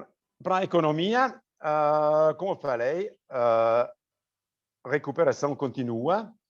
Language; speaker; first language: Portuguese; non-native, fluent; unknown